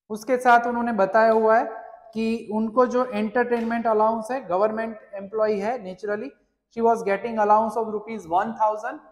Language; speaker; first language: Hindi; non-native, local second language; Gujarati